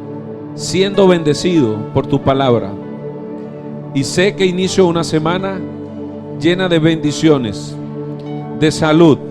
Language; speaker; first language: Spanish; native; Spanish